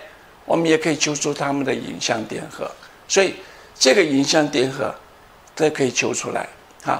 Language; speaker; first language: Chinese; native; Chinese